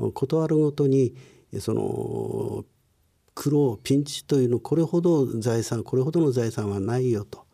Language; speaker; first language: Japanese; native; Japanese